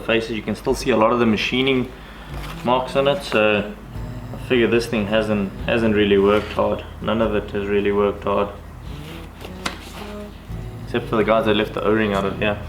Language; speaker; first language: English; native; English